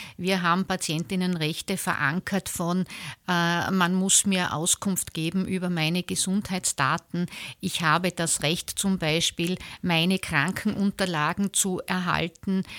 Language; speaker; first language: German; native; German